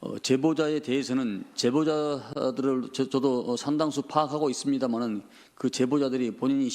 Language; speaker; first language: Korean; native; Korean